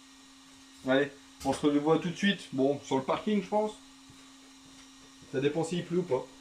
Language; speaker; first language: French; native; French